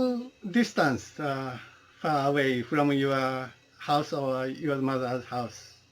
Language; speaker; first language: English; non-native, learner; Japanese